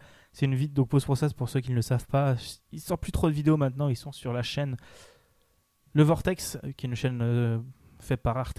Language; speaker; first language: French; native; French